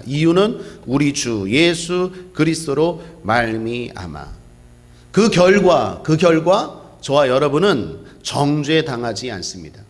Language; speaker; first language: Korean; native; Korean